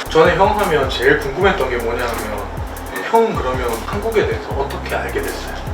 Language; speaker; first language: Korean; native; Korean